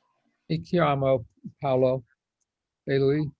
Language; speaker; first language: Italian; non-native, learner; English